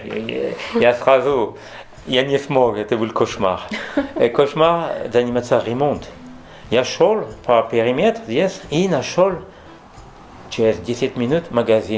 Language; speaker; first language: Russian; non-native, learner; French